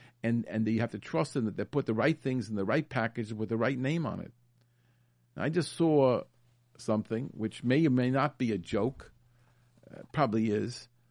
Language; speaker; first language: English; native; English